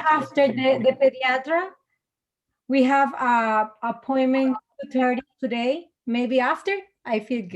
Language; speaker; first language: English; non-native, learner; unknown